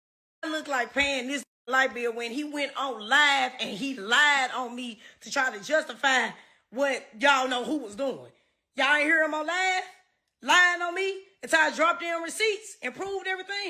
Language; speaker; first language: English; native; English